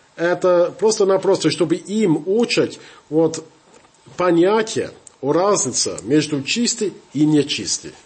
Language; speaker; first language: Russian; non-native, fluent; English